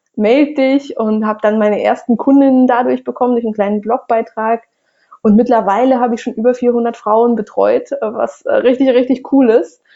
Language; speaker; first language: German; non-native, fluent; Russian